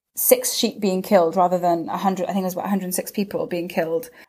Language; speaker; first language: English; native; English